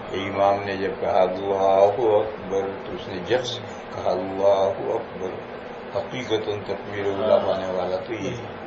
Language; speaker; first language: Urdu; non-native, local second language; Gujarati